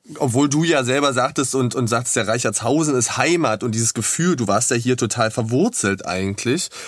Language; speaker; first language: German; native; German